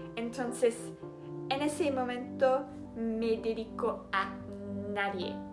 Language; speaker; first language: Spanish; non-native, learner; French